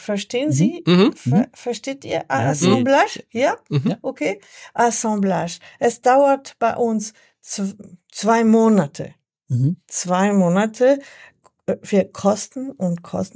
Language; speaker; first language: German; non-native, learner; French